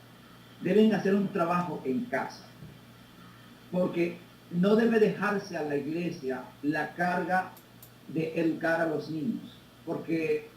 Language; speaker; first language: Spanish; native; Spanish